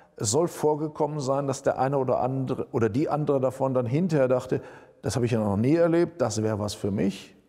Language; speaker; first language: German; native; German